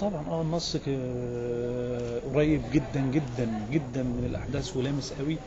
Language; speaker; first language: Arabic; native; Arabic